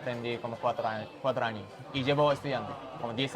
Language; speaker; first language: Spanish; non-native, learner; Japanese